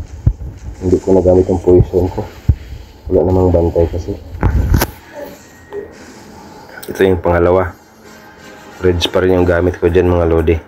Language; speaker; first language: Filipino; native; Filipino